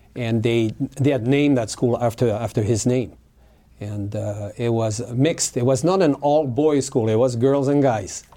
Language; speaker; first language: English; non-native, fluent; French